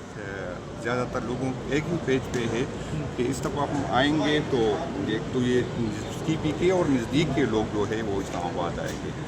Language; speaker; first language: Urdu; non-native, local second language; Pashto